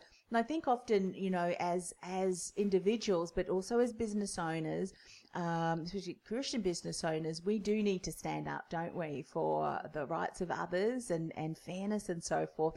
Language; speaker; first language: English; native; English